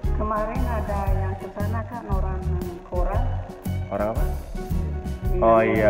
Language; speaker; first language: Indonesian; non-native, learner; Amharic